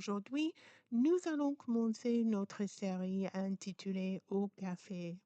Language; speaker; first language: French; non-native, fluent; English